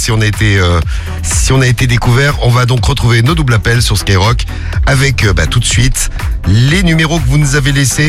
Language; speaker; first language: French; native; French